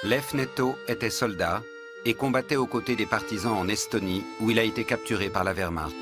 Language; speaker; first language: French; native; French